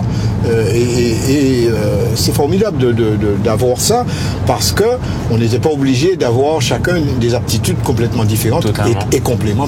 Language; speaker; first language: French; native; French